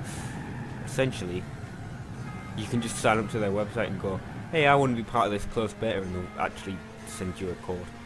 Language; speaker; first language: English; native; English